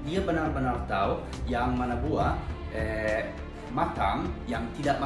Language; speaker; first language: Indonesian; non-native, learner; English